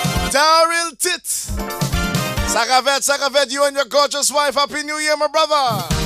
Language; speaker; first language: English; native; English